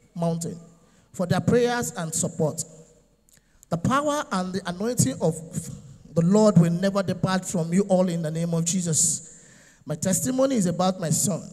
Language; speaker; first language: English; non-native, local second language; Yoruba